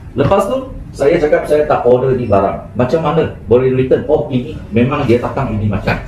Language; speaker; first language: Malay; non-native, local second language; Chinese